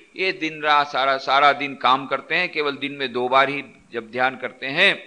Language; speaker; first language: Hindi; non-native, local second language; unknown